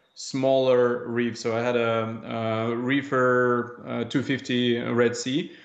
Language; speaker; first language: English; non-native, fluent; Russian